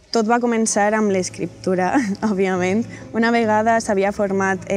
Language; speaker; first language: Catalan; non-native, fluent; Bulgarian